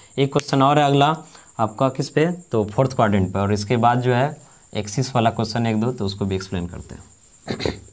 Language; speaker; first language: Hindi; native; Hindi